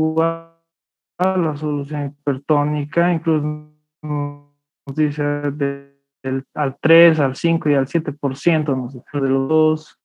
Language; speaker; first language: Spanish; native; Spanish